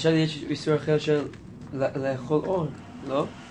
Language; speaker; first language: Hebrew; non-native, learner; English